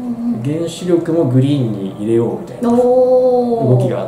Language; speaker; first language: Japanese; native; Japanese